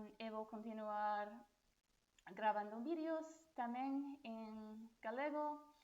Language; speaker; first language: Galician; non-native, learner; English